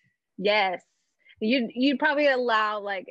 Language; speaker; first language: English; native; English